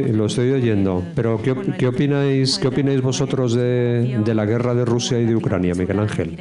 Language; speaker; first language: Spanish; native; Spanish